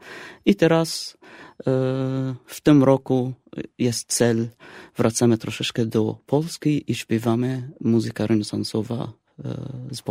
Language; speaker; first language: Polish; non-native, fluent; Arabic